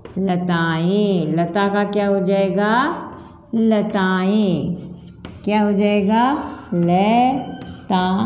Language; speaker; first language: Hindi; native; Hindi